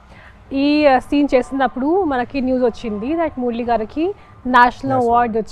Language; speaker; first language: Telugu; non-native, fluent; Hindi